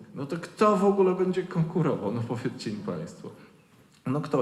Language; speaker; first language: Polish; native; Polish